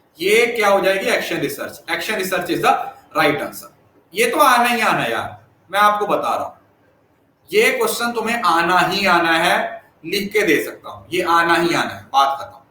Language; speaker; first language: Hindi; non-native, local second language; Punjabi